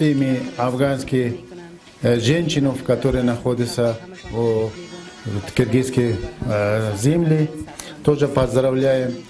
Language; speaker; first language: Russian; non-native, fluent; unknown